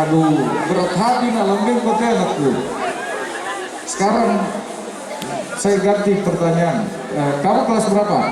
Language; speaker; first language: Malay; non-native, local second language; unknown